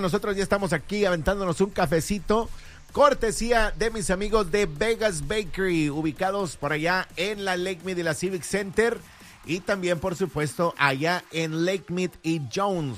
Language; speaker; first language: Spanish; native; Spanish